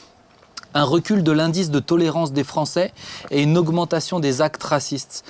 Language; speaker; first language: French; native; French